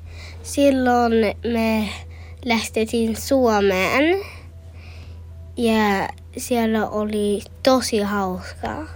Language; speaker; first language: Finnish; early bilingual, heritage; Finnish